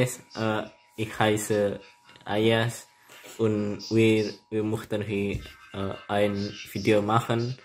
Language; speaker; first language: German; non-native, learner; Indonesian